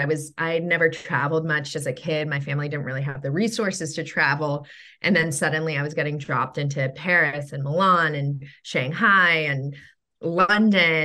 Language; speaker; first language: English; native; English